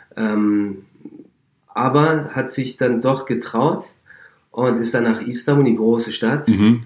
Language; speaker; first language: German; native; German